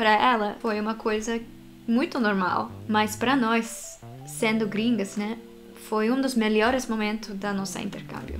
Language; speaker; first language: Portuguese; non-native, fluent; Japanese